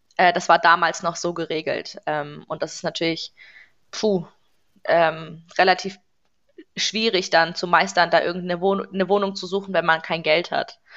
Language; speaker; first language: German; early bilingual, other home language; Persian